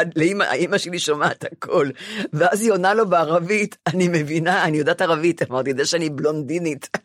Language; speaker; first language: Hebrew; native; Hebrew